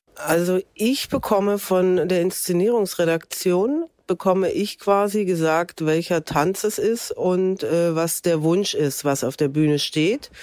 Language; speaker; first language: German; native; German